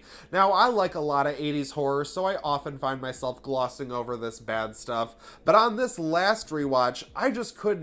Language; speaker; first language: English; native; English